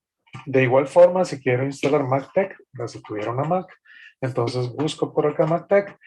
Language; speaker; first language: Spanish; native; Spanish